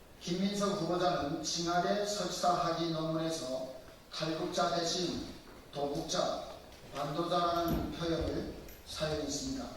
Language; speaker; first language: Korean; native; Korean